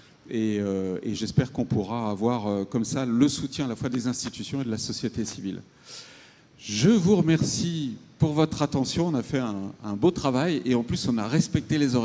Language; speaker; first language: French; native; French